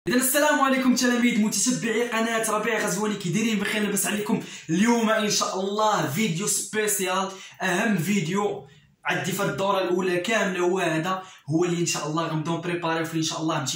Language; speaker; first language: Arabic; native; Arabic